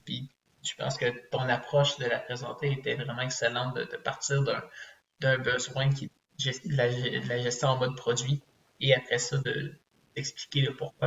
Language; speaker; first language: French; native; French